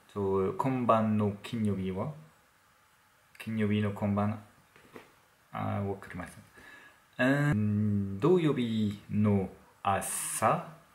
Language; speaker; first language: Japanese; non-native, learner; French